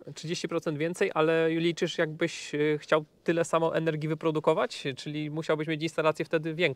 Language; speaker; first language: Polish; native; Polish